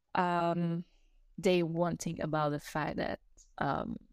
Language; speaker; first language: English; non-native, fluent; Italian